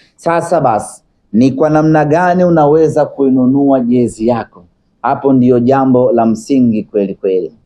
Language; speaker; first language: Swahili; native; Swahili